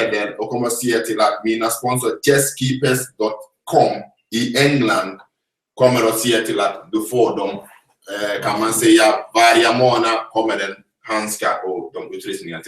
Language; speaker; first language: Swedish; non-native, fluent; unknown